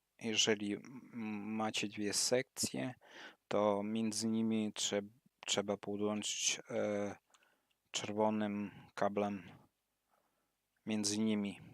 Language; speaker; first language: Polish; non-native, learner; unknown